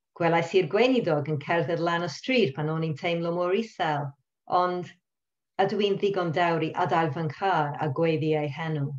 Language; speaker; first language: Welsh; non-native, local second language; English